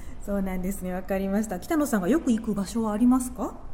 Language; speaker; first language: Japanese; native; Japanese